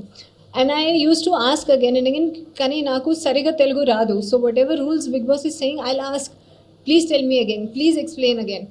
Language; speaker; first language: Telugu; non-native, learner; Hindi